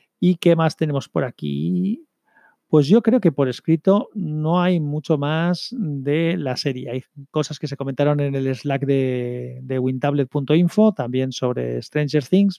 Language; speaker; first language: Spanish; native; Spanish